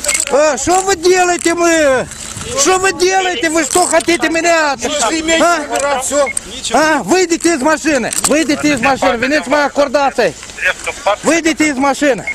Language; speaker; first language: Russian; non-native, local second language; Romanian